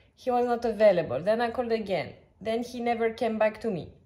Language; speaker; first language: English; non-native, fluent; French